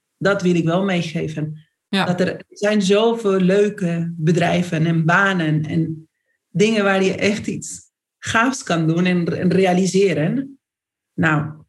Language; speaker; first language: Dutch; non-native, fluent; Spanish